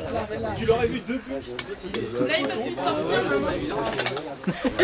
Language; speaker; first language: French; native; French